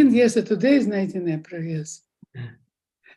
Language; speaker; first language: English; non-native, fluent; Russian